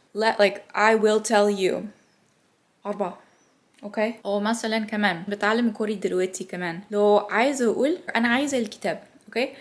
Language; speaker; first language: Egyptian Arabic; non-native, learner; English